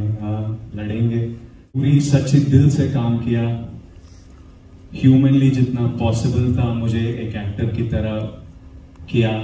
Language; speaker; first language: Hindi; non-native, local second language; Telugu